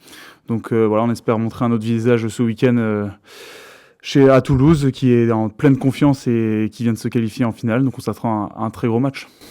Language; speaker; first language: French; native; French